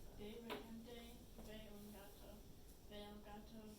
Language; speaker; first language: Spanish; non-native, learner; English